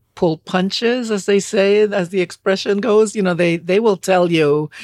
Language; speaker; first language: English; non-native, fluent; Spanish